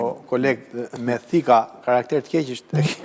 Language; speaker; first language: Albanian; native; Albanian